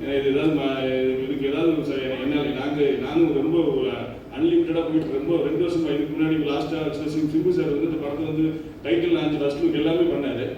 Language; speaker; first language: Tamil; native; Tamil